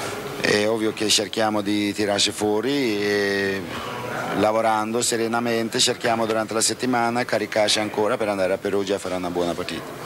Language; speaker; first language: Italian; non-native, fluent; Swedish